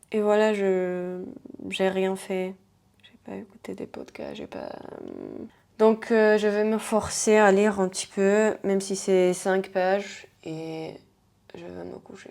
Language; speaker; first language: French; non-native, fluent; Spanish